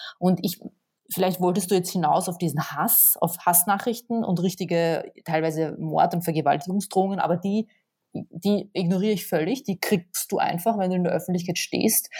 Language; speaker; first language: German; native; German